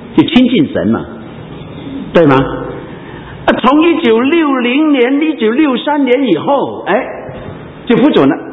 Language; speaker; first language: Chinese; non-native, local second language; Cantonese